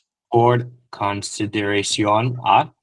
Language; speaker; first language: Spanish; non-native, learner; English